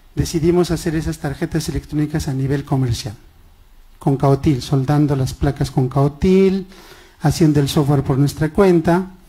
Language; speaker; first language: Spanish; non-native, local second language; Quechua